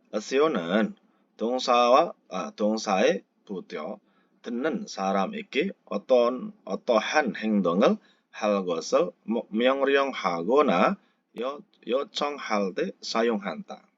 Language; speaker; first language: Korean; non-native, fluent; Indonesian